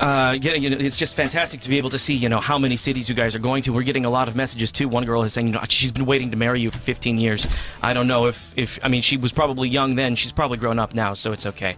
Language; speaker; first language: English; native; English